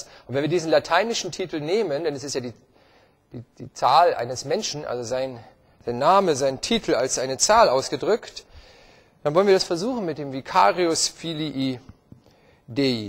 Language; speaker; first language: German; native; German